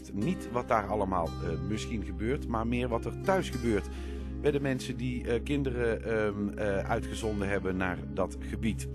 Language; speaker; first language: Dutch; native; Dutch